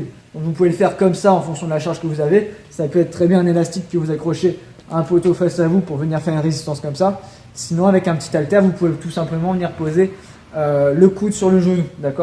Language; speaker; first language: French; native; French